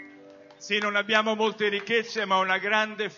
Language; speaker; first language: Italian; native; Italian